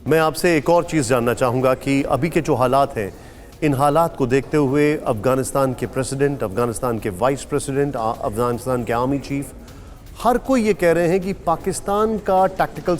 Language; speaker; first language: Hindi; native; Hindi